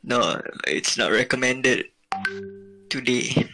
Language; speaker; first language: English; non-native, local second language; Malay